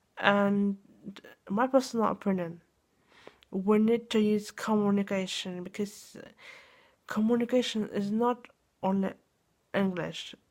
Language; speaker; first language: English; non-native, learner; Russian